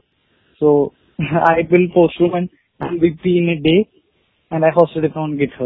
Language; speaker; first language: English; non-native, local second language; Malayalam